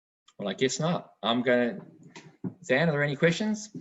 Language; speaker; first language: English; native; English